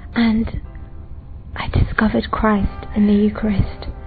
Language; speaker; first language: English; native; English